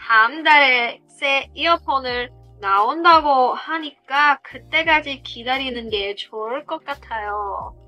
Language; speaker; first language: Korean; non-native, learner; Chinese